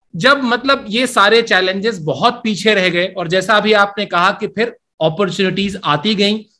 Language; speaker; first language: Hindi; native; Hindi